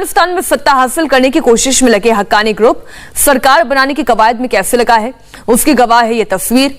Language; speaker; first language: Hindi; native; Hindi